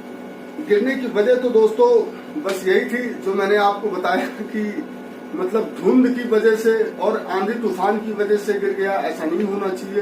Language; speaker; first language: Hindi; native; Hindi